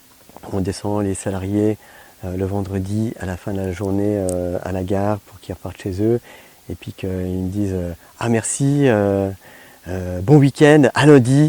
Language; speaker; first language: French; native; French